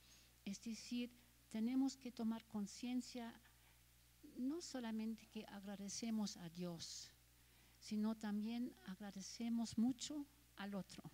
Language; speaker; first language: Spanish; non-native, fluent; German